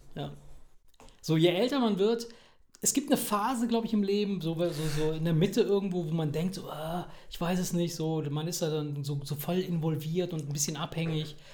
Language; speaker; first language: German; early bilingual, other home language; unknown